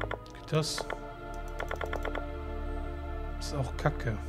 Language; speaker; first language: German; native; German